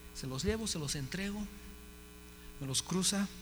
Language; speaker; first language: Spanish; native; Spanish